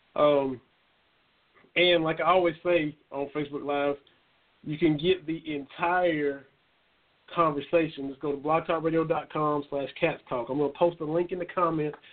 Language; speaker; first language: English; native; English